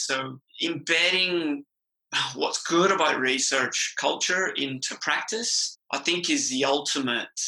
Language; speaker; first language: English; native; English